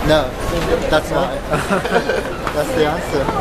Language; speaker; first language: English; non-native, learner; Japanese